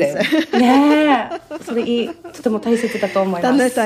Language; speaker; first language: Japanese; early bilingual, heritage; English